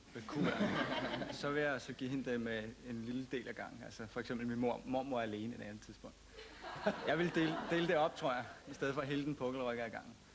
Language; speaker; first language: Danish; native; Danish